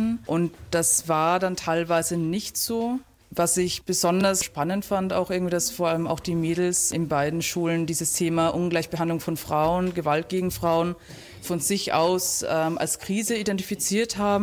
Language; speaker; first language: German; native; German